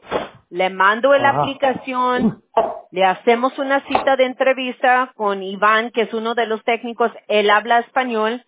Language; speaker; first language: Spanish; early bilingual, heritage; Spanish